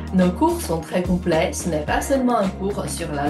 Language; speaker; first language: French; non-native, fluent; Chinese